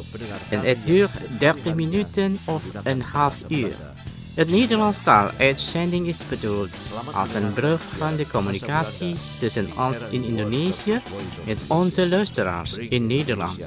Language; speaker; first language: Dutch; non-native, learner; Indonesian